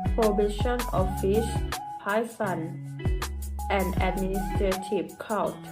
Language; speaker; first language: English; non-native, fluent; Thai